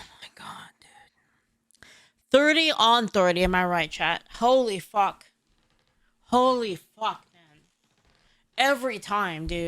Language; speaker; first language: English; native; English